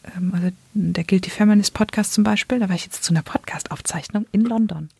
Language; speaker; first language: German; native; German